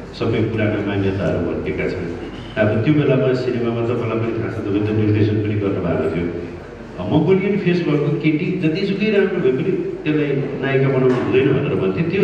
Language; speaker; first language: Nepali; native; Nepali